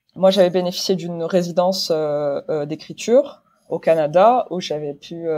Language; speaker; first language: French; non-native, local second language; Arabic